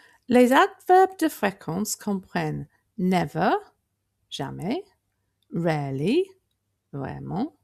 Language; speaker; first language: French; non-native, fluent; English